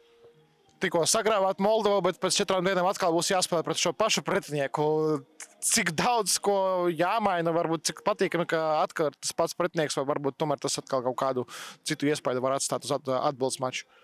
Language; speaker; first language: Latvian; native; Latvian